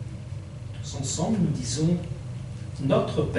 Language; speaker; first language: French; native; French